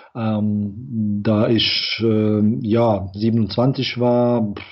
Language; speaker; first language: German; non-native, fluent; Bosnian